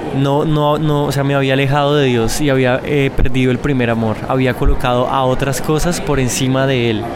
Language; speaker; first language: Spanish; native; Spanish